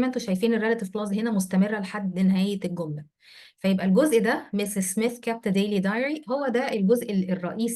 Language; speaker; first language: Arabic; native; Arabic